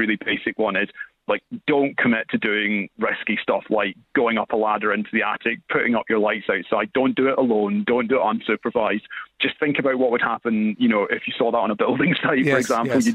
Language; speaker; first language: English; native; English